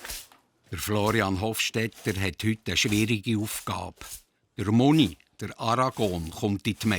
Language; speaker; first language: German; native; German